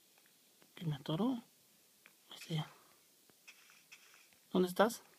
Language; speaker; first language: Spanish; native; Spanish